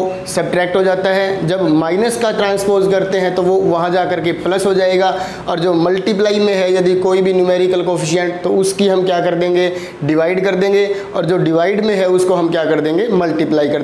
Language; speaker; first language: Hindi; native; Hindi